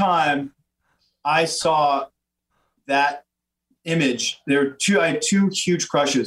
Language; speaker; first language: English; native; English